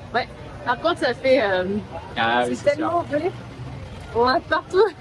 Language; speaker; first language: French; native; French